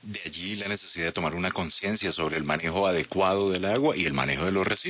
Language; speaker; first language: Spanish; native; Spanish